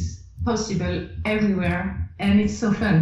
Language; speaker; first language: English; non-native, fluent; French